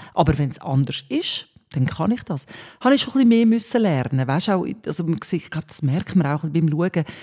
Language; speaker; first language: German; early bilingual, other home language; Swiss German